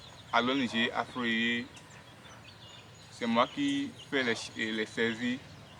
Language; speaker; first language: French; non-native, local second language; Fon